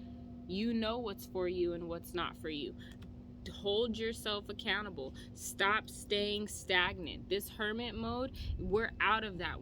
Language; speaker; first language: English; native; English